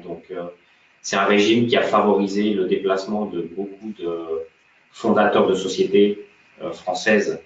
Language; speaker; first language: French; native; French